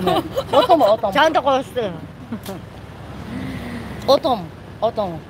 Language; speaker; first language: Japanese; non-native, fluent; Filipino